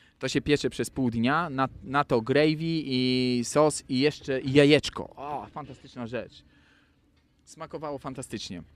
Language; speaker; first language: Polish; native; Polish